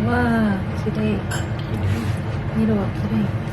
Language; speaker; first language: Japanese; non-native, fluent; Filipino